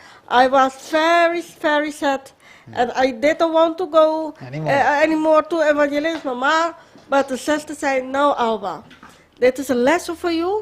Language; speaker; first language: English; non-native, learner; Papiamento